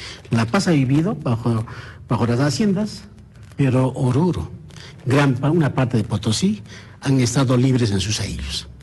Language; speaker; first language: Spanish; non-native, local second language; Aymara